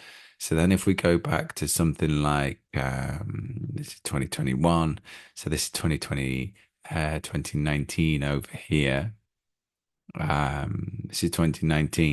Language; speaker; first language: English; native; English